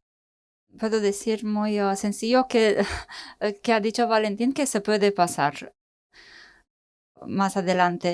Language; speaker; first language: Spanish; non-native, fluent; Romanian